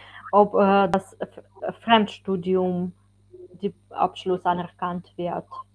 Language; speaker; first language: German; non-native, fluent; Ukrainian